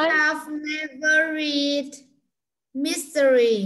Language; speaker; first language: English; non-native, learner; Vietnamese